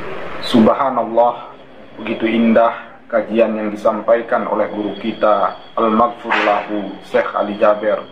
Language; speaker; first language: Indonesian; native; Indonesian